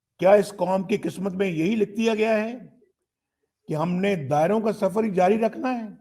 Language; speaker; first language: Urdu; non-native, local second language; Punjabi